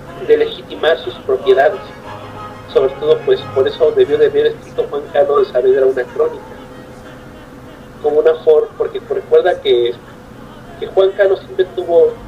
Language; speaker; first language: Spanish; native; Spanish